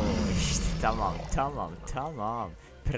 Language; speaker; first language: Turkish; non-native, learner; English